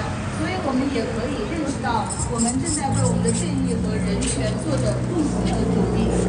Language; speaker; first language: Chinese; native; Chinese